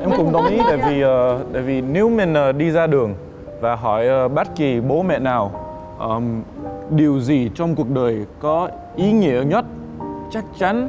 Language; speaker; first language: Vietnamese; non-native, fluent; English